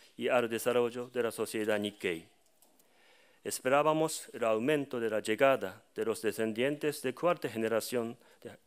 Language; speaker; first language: Spanish; non-native, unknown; Japanese